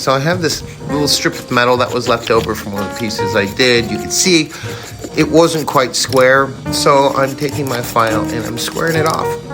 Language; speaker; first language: English; native; English